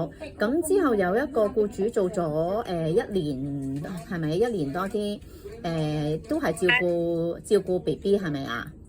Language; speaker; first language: Cantonese; native; Cantonese